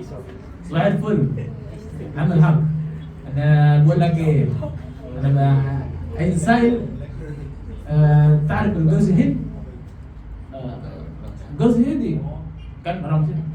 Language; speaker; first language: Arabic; non-native, fluent; Indonesian